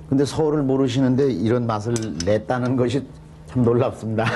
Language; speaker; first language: Korean; native; Korean